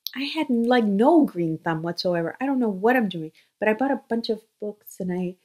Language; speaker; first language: English; native; English